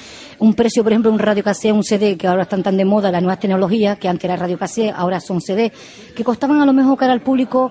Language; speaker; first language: Spanish; native; Spanish